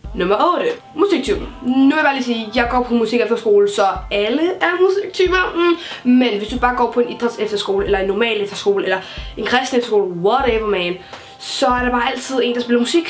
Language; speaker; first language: Danish; native; Danish